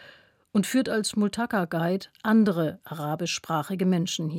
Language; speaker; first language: German; native; German